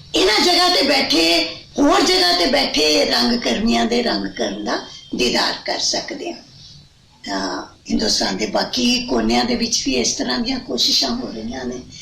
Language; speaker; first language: Punjabi; native; Punjabi